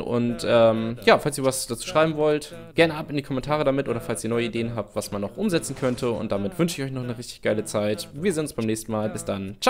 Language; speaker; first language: German; native; German